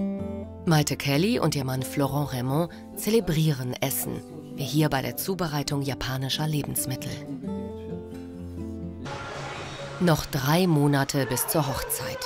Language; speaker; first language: German; native; German